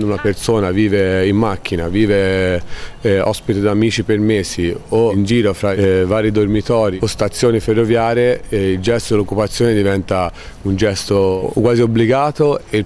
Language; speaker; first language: Italian; native; Italian